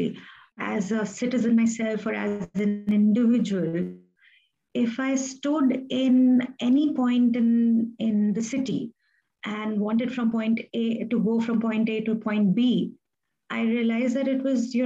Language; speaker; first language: English; non-native, local second language; Hindi